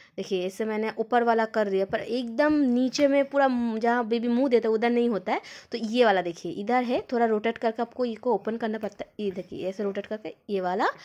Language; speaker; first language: Hindi; non-native, local second language; Bangla